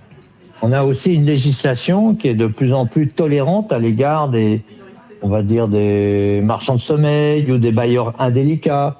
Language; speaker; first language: French; native; French